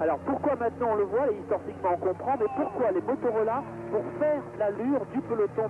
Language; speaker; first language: French; native; French